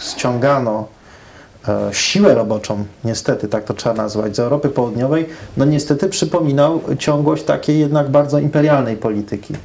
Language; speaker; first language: Polish; early bilingual, heritage; Polish